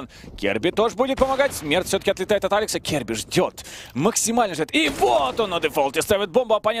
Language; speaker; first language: Russian; native; Russian